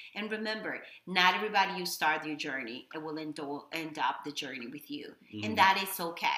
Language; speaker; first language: English; non-native, fluent; Spanish